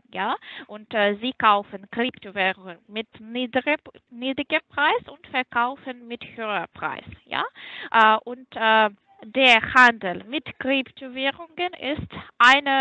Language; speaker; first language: German; non-native, fluent; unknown